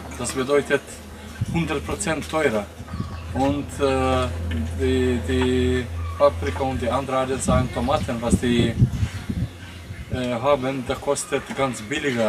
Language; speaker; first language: German; non-native, fluent; Albanian